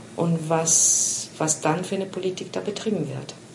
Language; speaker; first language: German; non-native, fluent; Spanish